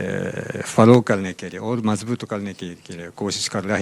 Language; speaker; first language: Hindi; non-native, learner; Japanese